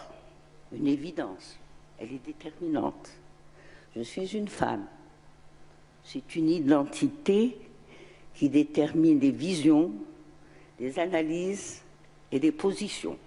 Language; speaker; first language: French; non-native, local second language; Arabic